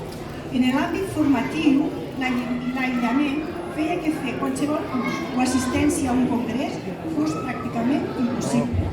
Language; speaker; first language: Catalan; native; Catalan